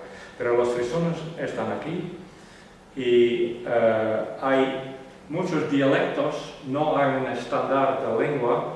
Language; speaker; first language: Spanish; non-native, learner; Western Frisian